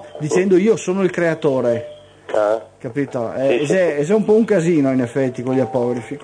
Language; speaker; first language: Italian; native; Italian